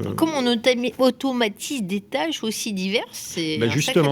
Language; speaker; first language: French; native; French